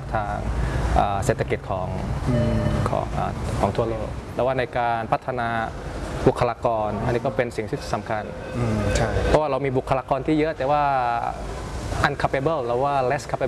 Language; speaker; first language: Thai; early bilingual, other home language; Indonesian